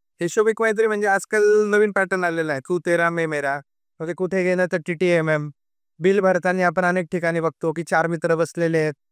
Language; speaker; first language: Marathi; native; Marathi